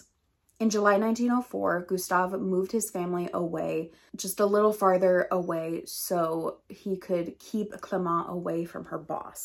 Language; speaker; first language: English; native; English